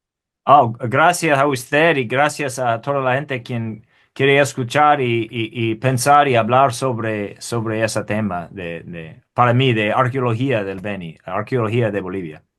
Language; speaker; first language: Spanish; non-native, fluent; English